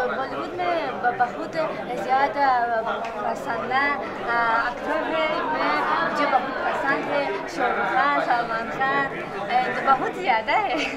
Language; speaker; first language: Hindi; non-native, learner; Tajik